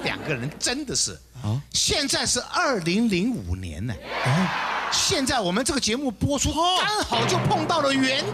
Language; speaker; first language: Chinese; native; Chinese